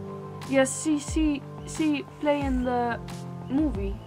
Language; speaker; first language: English; non-native, learner; Icelandic